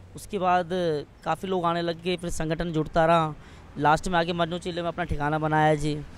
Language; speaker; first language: Urdu; non-native, local second language; Sindhi